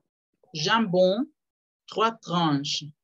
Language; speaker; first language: French; non-native, fluent; Spanish